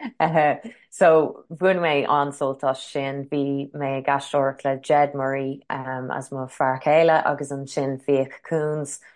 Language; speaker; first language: Irish; non-native, local second language; English